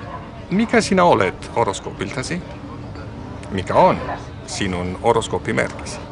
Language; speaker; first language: Finnish; non-native, fluent; Italian